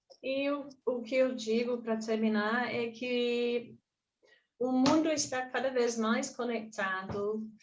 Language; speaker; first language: Portuguese; non-native, fluent; English